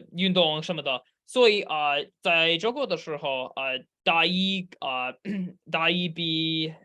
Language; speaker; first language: Chinese; non-native, learner; English